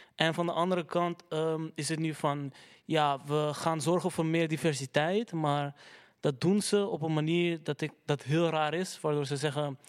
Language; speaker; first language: Dutch; early bilingual, other home language; Arabic